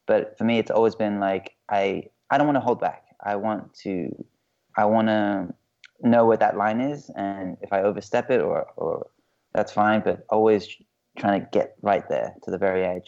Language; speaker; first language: English; native; English